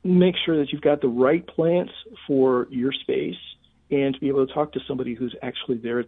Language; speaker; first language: English; native; English